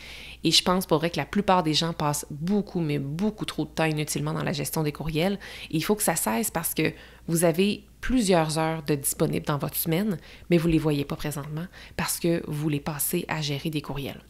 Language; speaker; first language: French; native; French